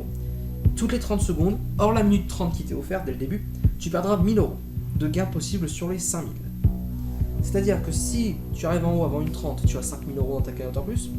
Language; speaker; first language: French; native; French